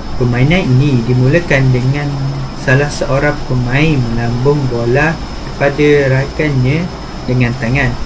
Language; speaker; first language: Malay; native; Malay